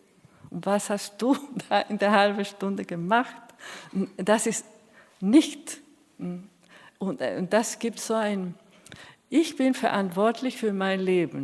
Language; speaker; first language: German; non-native, fluent; Spanish